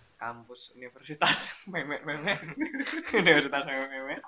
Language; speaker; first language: Indonesian; native; Indonesian